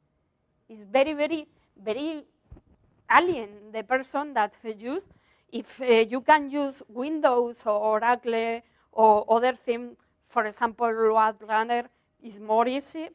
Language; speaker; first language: English; non-native, learner; Spanish